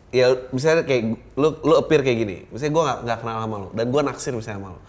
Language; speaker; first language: Indonesian; native; Indonesian